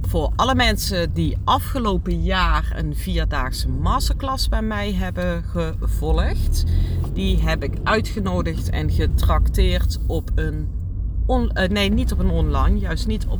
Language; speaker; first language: Dutch; native; Dutch